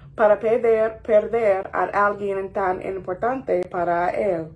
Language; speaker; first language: Spanish; non-native, fluent; English